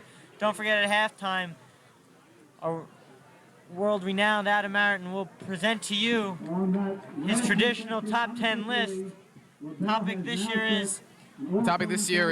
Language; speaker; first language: English; native; English